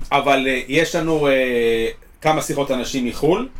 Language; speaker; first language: Hebrew; early bilingual, other home language; English